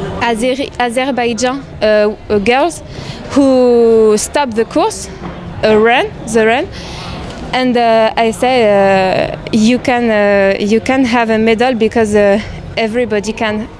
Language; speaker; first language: English; non-native, learner; French